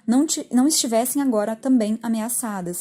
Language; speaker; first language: Portuguese; native; Portuguese